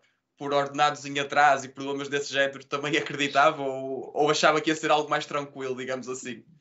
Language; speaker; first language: Portuguese; native; Portuguese